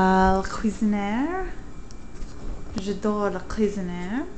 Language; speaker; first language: French; non-native, learner; English